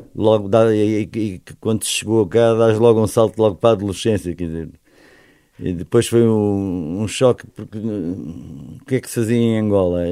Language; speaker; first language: Portuguese; native; Portuguese